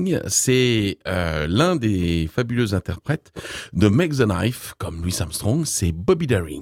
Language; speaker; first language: French; native; French